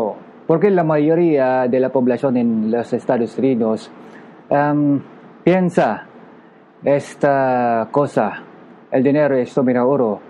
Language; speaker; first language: Spanish; non-native, learner; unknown